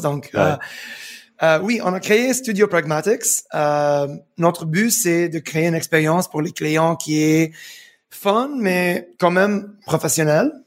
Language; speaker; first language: French; non-native, fluent; English